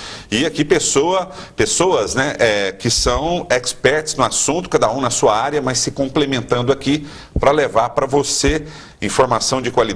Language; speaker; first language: Portuguese; native; Portuguese